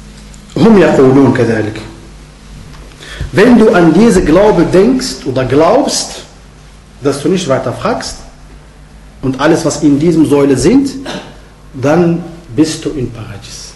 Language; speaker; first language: German; non-native, fluent; Arabic